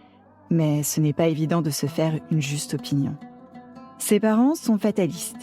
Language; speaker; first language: French; native; French